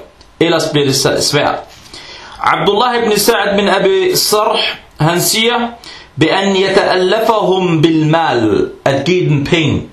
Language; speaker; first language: Danish; early bilingual, other home language; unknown